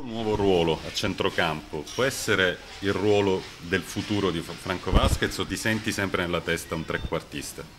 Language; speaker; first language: Italian; native; Italian